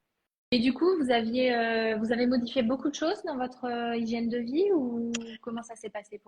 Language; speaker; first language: French; native; French